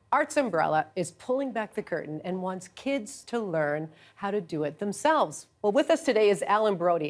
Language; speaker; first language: English; native; English